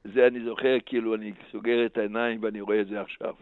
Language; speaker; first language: Hebrew; non-native, fluent; Slovak